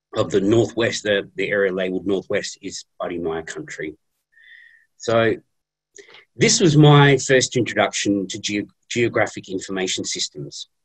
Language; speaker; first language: English; native; English